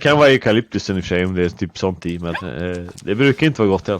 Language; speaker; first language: Swedish; native; Swedish